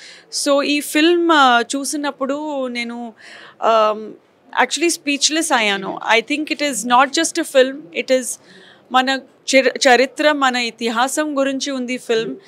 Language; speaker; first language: Telugu; non-native, fluent; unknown